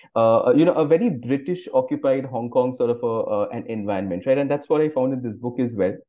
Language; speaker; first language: English; non-native, local second language; Bangla